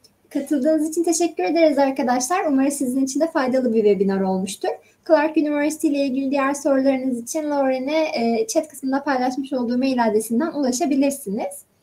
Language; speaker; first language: Turkish; native; Turkish